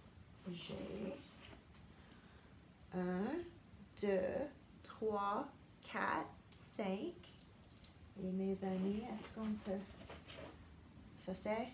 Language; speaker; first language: French; non-native, learner; English